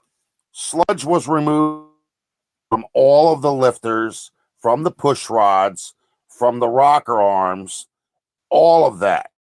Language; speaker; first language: English; native; English